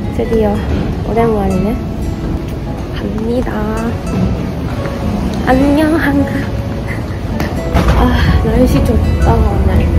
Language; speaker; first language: Korean; non-native, fluent; Japanese